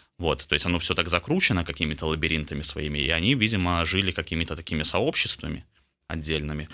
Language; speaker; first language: Russian; native; Russian